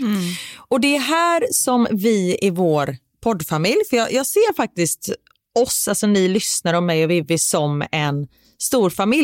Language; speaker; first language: Swedish; native; Swedish